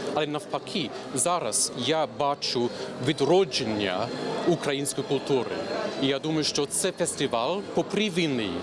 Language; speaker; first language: Ukrainian; non-native, fluent; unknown